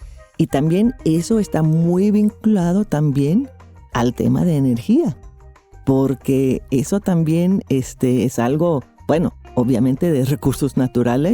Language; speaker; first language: Spanish; non-native, fluent; English